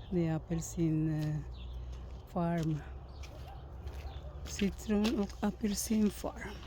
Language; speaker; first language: Swedish; non-native, fluent; Filipino